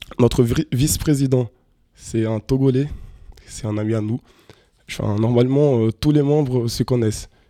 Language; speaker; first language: French; non-native, fluent; Portuguese